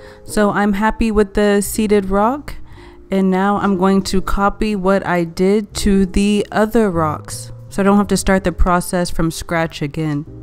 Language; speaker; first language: English; native; English